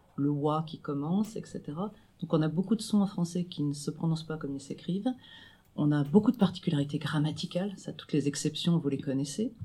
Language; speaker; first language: French; native; French